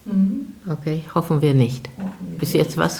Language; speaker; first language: German; non-native, fluent; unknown